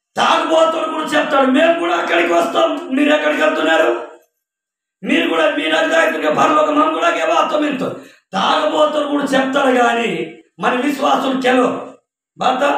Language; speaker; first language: Telugu; non-native, local second language; Koya